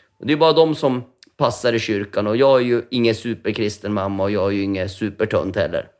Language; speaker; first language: Swedish; native; Swedish